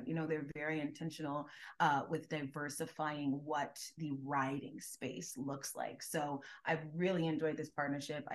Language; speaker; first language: English; native; English